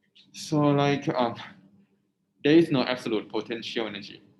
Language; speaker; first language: English; non-native, fluent; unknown